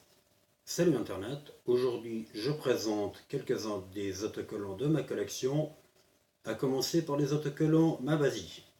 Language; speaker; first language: French; native; French